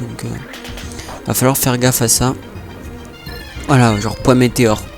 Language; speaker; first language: French; native; French